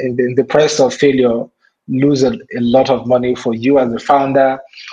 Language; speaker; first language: English; non-native, local second language; Igbo